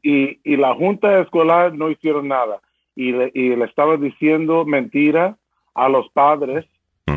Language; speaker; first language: Spanish; early bilingual, heritage; Spanish